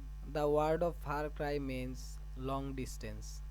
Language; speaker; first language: English; non-native, local second language; Bangla